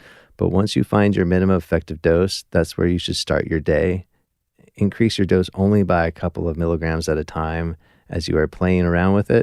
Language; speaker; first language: English; native; English